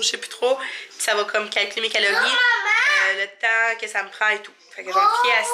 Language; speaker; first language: French; native; French